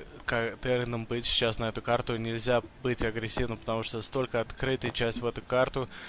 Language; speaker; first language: Russian; early bilingual, heritage; Russian